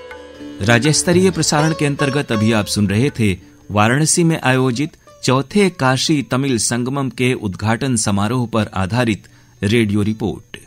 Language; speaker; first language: Hindi; native; Hindi